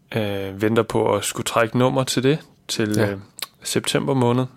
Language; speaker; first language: Danish; native; Danish